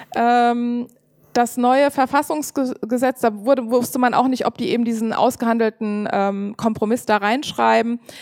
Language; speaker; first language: German; native; German